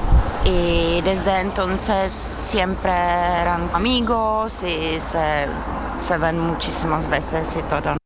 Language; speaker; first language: Spanish; non-native, fluent; Czech